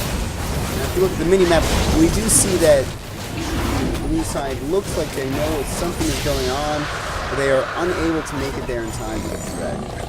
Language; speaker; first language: English; native; English